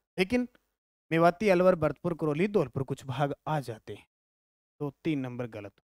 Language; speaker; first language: Hindi; native; Hindi